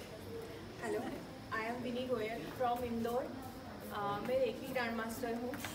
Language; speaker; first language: Hindi; native; Hindi